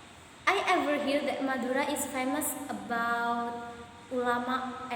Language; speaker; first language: English; non-native, learner; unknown